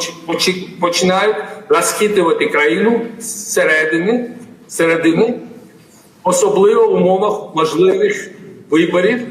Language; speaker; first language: Ukrainian; non-native, fluent; Georgian